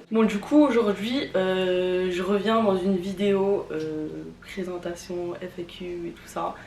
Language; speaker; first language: French; early bilingual, other home language; Vietnamese